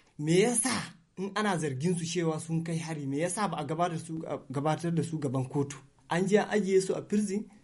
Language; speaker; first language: Hausa; non-native, local second language; Fula